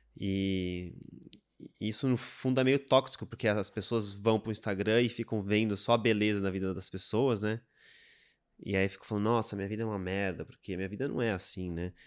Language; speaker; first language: Portuguese; native; Portuguese